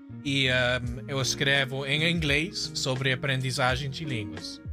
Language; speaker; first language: Portuguese; non-native, fluent; English